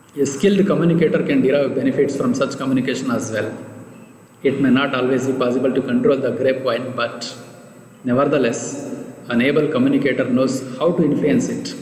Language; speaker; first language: English; non-native, local second language; Kannada